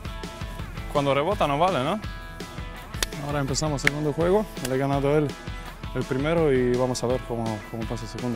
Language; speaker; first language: Spanish; non-native, fluent; Croatian